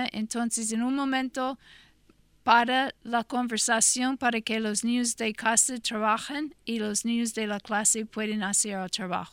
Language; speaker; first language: Spanish; non-native, fluent; English